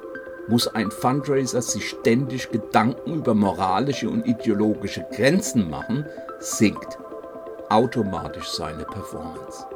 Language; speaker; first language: German; native; German